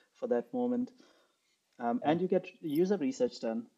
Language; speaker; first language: English; non-native, local second language; Urdu